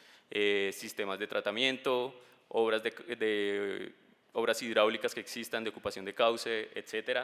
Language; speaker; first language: Spanish; native; Spanish